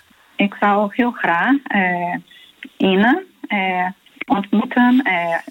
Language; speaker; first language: Dutch; non-native, learner; Portuguese